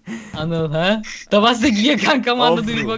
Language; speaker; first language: Turkish; native; Turkish